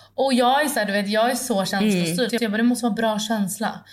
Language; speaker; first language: Swedish; early bilingual, other home language; Italian